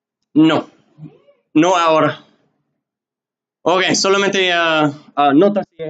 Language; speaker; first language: Spanish; non-native, learner; English